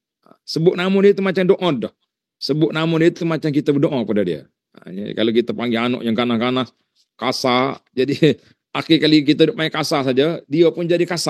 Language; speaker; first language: Malay; native; Malay